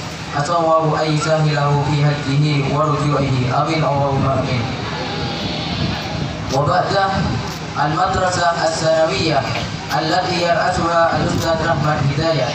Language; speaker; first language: Arabic; non-native, learner; Indonesian